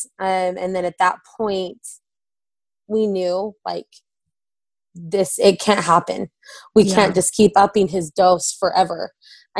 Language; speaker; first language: English; native; English